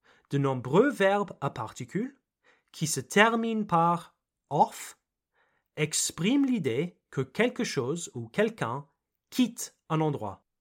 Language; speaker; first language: French; non-native, fluent; English